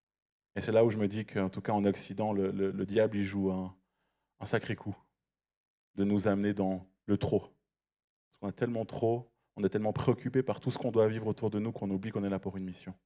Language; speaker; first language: French; native; French